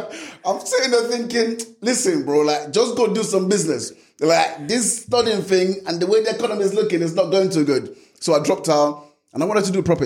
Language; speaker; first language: English; non-native, local second language; Yoruba